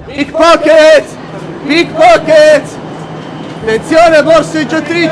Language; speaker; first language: Italian; native; Italian